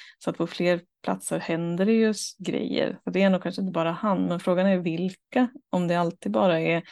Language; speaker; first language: Swedish; native; Swedish